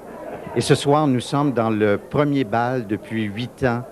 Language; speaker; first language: French; native; French